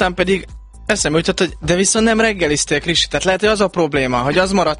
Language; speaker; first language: Hungarian; native; Hungarian